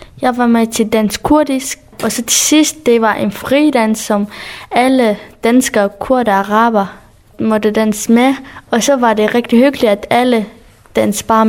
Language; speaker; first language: Danish; early bilingual, other home language; Kurdish